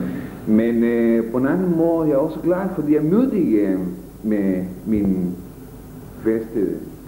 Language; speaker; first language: Danish; non-native, learner; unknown